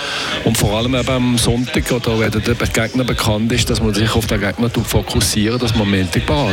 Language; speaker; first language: German; native; German